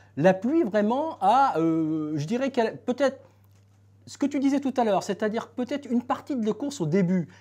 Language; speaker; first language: French; native; French